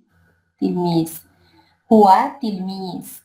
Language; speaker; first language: Arabic; non-native, learner; Bangla